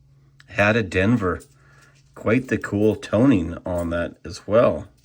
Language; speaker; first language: English; native; English